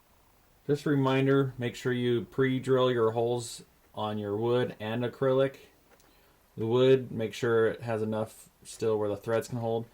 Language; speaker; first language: English; native; English